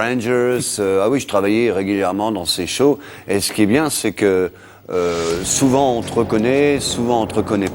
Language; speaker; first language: French; native; French